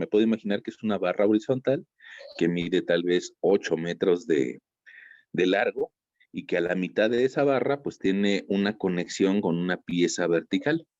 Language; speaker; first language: Spanish; native; Spanish